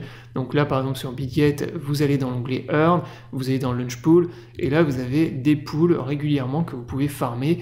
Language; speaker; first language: French; native; French